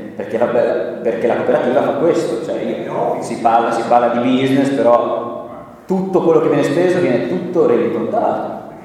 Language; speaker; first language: Italian; non-native, fluent; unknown